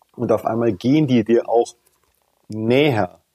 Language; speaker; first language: German; early bilingual, other home language; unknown